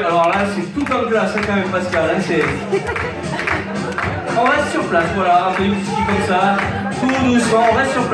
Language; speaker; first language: French; native; French